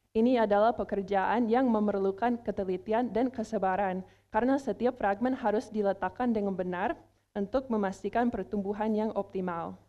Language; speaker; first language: Indonesian; non-native, fluent; English